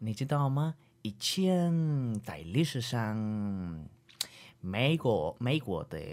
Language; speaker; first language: Chinese; non-native, learner; Spanish